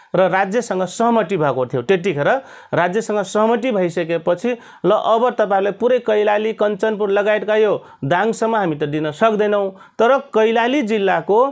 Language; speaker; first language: Nepali; non-native, local second language; Rana Tharu